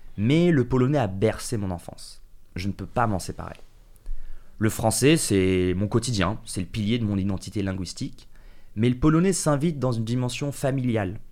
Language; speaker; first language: French; early bilingual, other home language; English